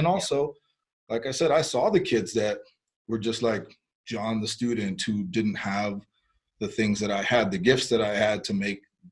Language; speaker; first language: English; early bilingual, other home language; Spanish